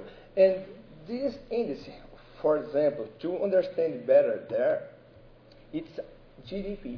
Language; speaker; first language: English; non-native, learner; Portuguese